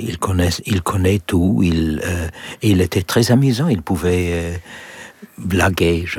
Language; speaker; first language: French; non-native, learner; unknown